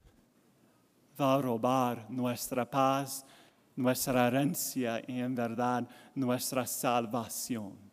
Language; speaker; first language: Spanish; non-native, learner; English